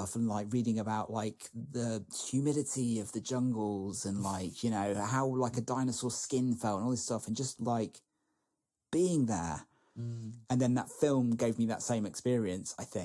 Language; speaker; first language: English; native; English